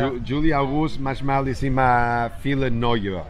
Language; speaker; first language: German; non-native, learner; Spanish